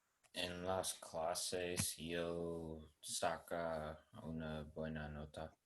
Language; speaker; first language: Spanish; non-native, learner; English